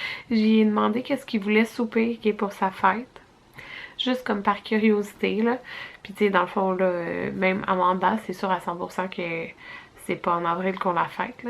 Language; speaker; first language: French; native; French